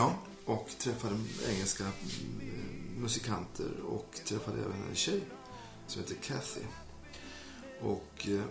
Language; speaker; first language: Swedish; native; Swedish